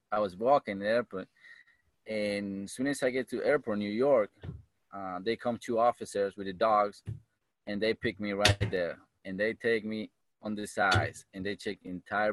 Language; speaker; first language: English; non-native, fluent; Spanish